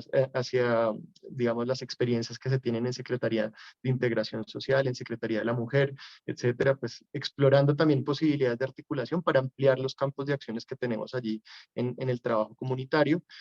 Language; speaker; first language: Spanish; native; Spanish